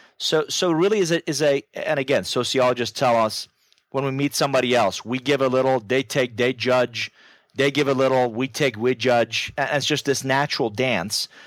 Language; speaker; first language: English; non-native, fluent; Persian